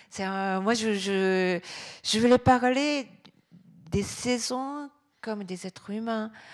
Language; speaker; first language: French; non-native, fluent; Japanese